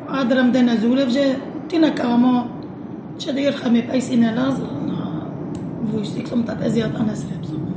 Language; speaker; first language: Greek; non-native, local second language; Arabic